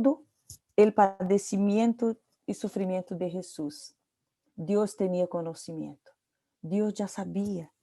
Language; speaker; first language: Portuguese; non-native, learner; Spanish